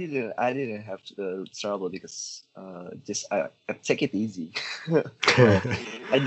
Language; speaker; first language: English; non-native, learner; Indonesian